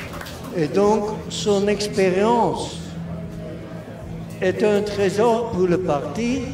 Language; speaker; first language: French; non-native, local second language; Dutch